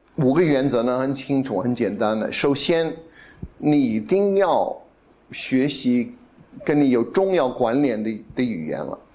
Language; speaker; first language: Chinese; non-native, fluent; English